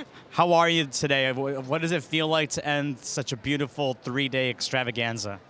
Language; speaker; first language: English; early bilingual, other home language; Spanish